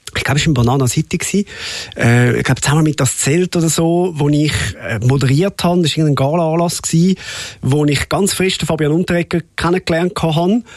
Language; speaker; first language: German; native; German